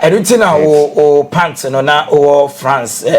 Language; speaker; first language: English; non-native, local second language; Akan